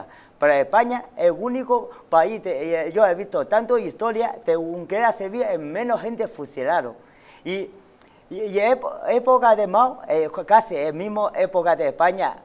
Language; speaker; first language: Spanish; non-native, learner; Chinese